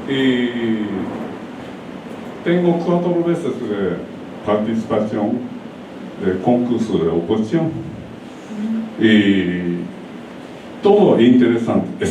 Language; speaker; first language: Spanish; non-native, learner; Japanese